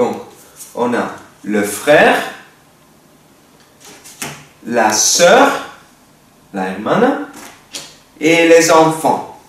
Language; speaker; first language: French; non-native, fluent; Spanish